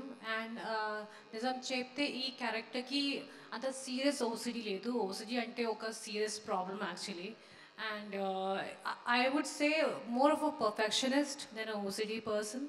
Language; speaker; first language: Telugu; non-native, fluent; Hindi